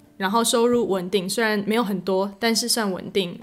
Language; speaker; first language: Chinese; non-native, fluent; English